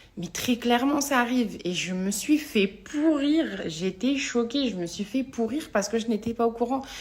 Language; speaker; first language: French; native; French